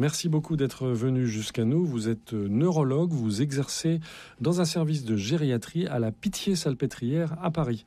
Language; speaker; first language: French; native; French